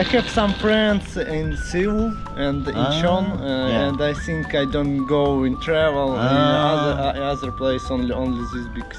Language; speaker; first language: English; non-native, learner; Russian